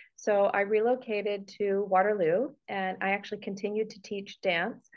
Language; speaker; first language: English; native; English